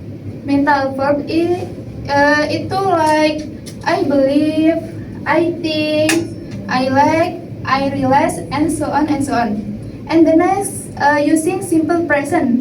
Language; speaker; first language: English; non-native, learner; Indonesian